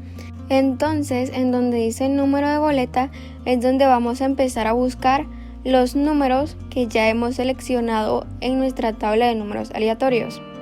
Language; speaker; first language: Spanish; native; Spanish